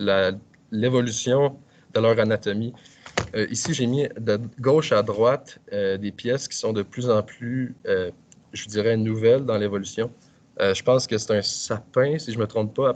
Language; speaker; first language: French; native; French